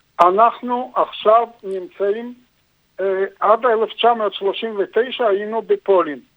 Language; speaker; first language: Hebrew; non-native, fluent; Yiddish